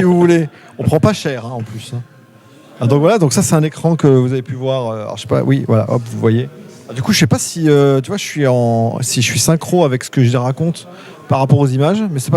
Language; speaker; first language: French; native; French